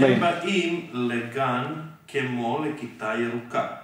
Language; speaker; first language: Hebrew; non-native, fluent; Serbian